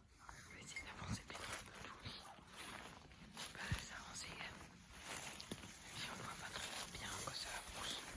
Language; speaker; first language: French; native; French